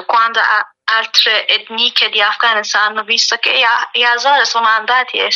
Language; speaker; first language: Italian; non-native, learner; Persian